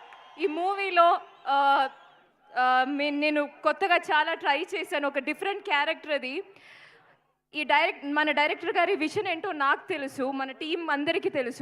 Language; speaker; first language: Telugu; non-native, fluent; Malayalam